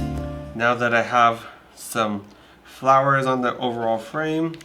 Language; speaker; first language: English; native; English